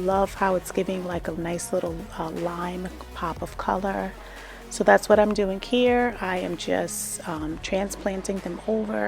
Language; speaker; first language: English; native; English